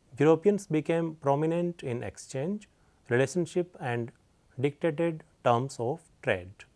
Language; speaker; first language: English; non-native, local second language; Hindi